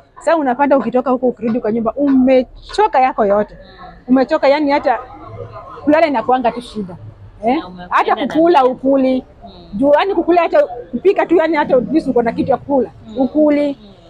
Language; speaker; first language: Swahili; non-native, local second language; Luyia